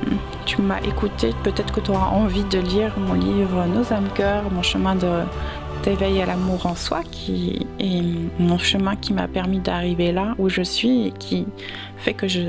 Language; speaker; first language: French; native; French